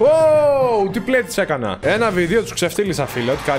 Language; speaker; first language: Greek; native; Greek